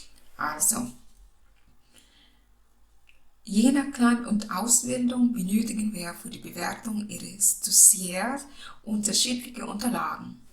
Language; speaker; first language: German; non-native, local second language; Filipino